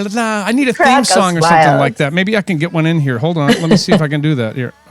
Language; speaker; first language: English; native; English